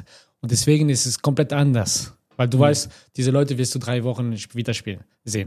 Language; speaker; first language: German; non-native, fluent; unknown